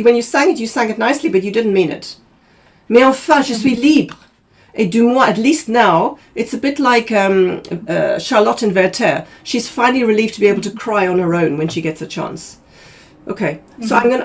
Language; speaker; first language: English; native; English